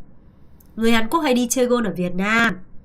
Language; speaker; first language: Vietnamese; non-native, fluent; Korean